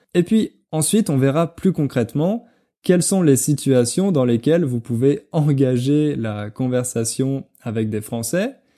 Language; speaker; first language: French; native; French